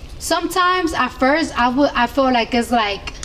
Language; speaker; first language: English; native; English